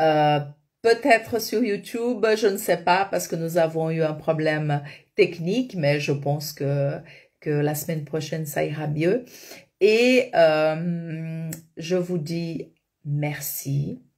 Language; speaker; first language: French; non-native, fluent; Portuguese